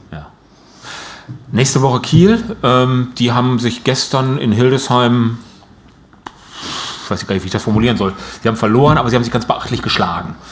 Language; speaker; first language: German; native; German